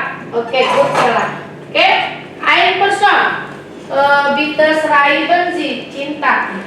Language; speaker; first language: German; non-native, learner; Indonesian